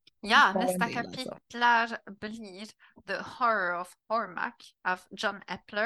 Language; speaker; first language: Swedish; non-native, learner; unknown